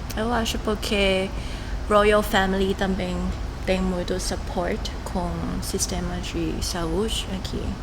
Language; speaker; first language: Portuguese; non-native, learner; Thai